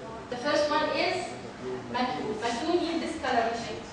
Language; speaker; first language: English; non-native, fluent; Arabic